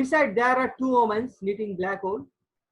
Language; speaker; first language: English; non-native, local second language; Bangla